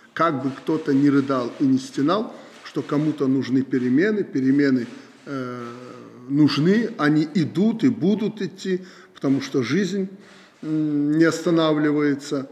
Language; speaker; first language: Russian; native; Russian